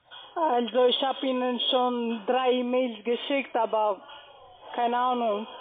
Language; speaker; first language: German; non-native, learner; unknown